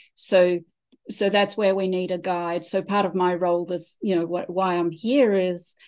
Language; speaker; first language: English; native; English